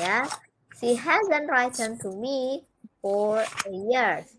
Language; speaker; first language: English; non-native, fluent; Indonesian